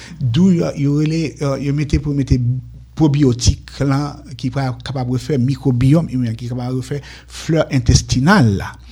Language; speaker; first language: French; non-native, local second language; Haitian Creole